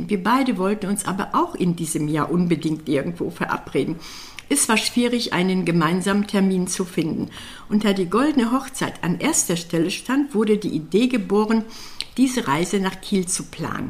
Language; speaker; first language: German; native; German